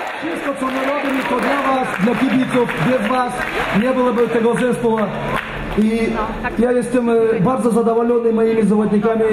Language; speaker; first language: Polish; non-native, learner; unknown